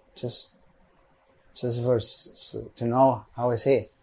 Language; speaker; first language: English; non-native, learner; Spanish